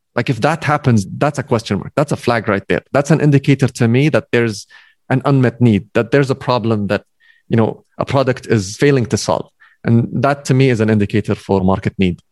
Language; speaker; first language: English; non-native, fluent; Arabic